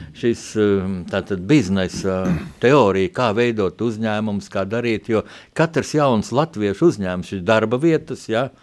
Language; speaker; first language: Latvian; native; Latvian